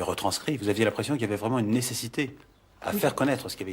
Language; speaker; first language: French; native; French